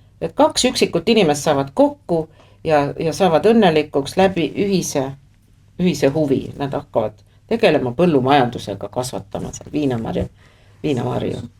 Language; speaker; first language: Estonian; native; Estonian